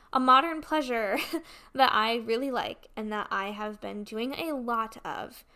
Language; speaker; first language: English; native; English